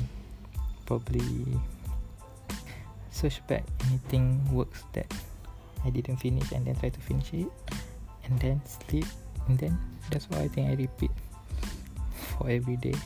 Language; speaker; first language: English; non-native, learner; Malay